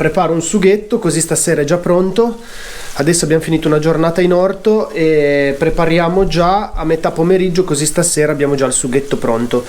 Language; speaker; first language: Italian; native; Italian